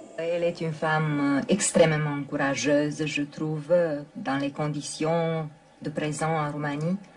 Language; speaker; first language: French; non-native, fluent; Romanian